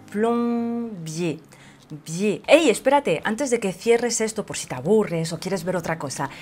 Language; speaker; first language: Spanish; non-native, fluent; French